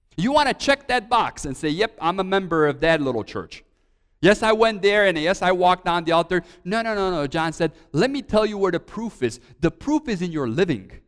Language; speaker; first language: English; early bilingual, other home language; Romanian